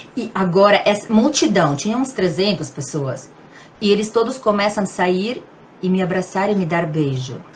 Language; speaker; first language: Portuguese; non-native, fluent; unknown